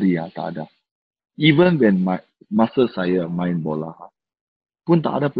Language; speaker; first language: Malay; non-native, local second language; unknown